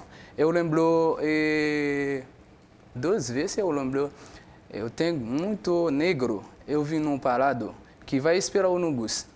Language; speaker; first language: Portuguese; non-native, learner; Haitian Creole